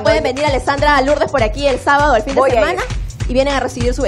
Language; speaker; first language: Spanish; native; Spanish